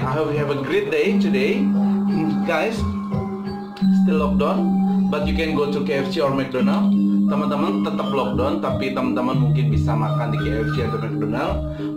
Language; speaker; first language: English; non-native, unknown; Indonesian